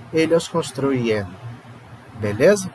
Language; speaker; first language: Spanish; non-native, fluent; Portuguese